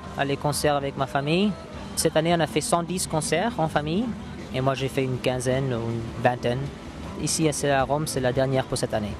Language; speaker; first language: French; non-native, fluent; English